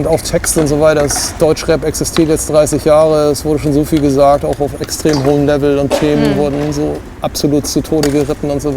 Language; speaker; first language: German; native; German